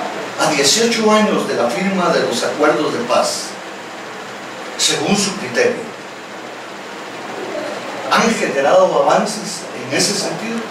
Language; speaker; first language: Spanish; native; Spanish